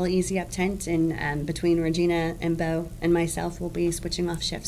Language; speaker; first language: English; native; English